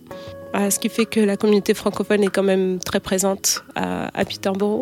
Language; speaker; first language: French; native; French